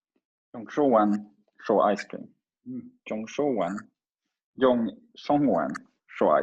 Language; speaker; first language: Chinese; non-native, learner; Swedish